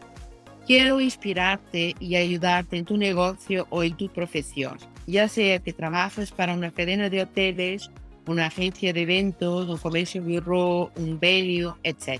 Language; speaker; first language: Spanish; non-native, fluent; Portuguese